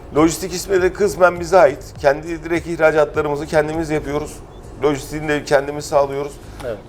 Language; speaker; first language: Turkish; native; Turkish